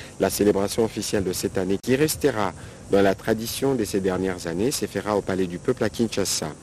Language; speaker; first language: French; non-native, local second language; Lingala